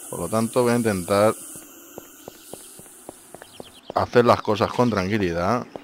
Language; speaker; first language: Spanish; native; Spanish